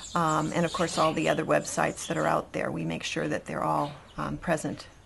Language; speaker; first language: English; native; English